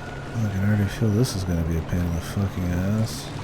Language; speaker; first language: English; native; English